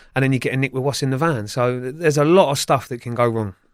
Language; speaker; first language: English; native; English